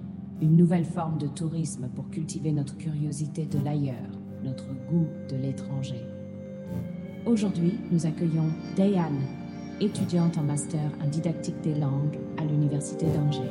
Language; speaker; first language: French; native; French